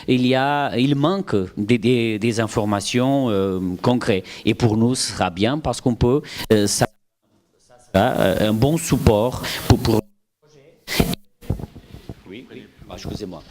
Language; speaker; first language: French; non-native, fluent; Portuguese